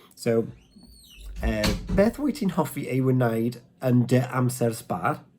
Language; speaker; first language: Welsh; non-native, learner; English